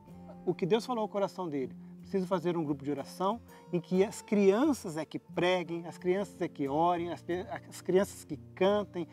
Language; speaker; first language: Portuguese; native; Portuguese